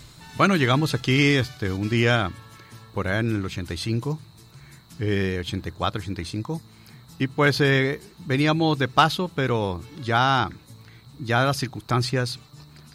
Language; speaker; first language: Spanish; native; Spanish